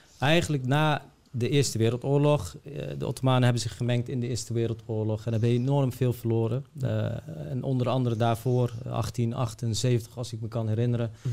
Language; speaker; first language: Dutch; early bilingual, other home language; Bosnian